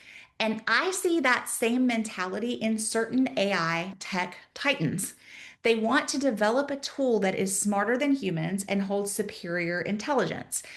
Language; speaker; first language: English; native; English